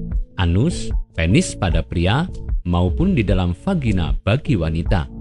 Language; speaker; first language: Indonesian; native; Indonesian